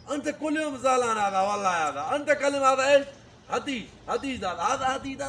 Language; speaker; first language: Arabic; non-native, learner; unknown